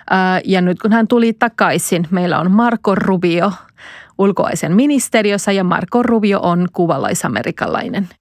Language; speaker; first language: Finnish; non-native, fluent; Spanish